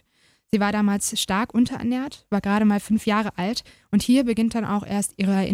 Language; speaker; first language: German; native; German